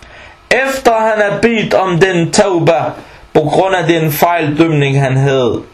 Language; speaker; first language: Danish; early bilingual, other home language; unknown